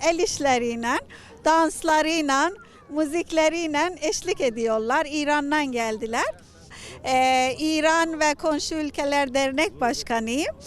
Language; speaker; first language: Turkish; non-native, fluent; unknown